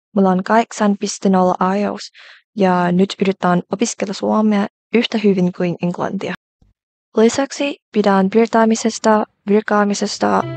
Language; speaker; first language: Finnish; non-native, learner; Vietnamese